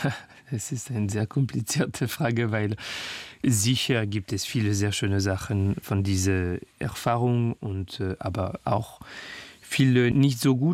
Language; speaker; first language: German; non-native, learner; French